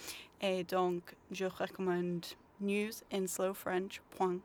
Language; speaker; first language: French; non-native, learner; English